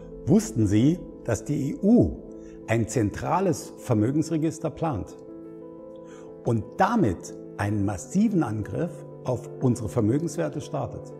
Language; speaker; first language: German; native; German